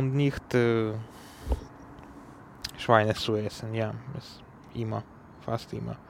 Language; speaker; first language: German; non-native, learner; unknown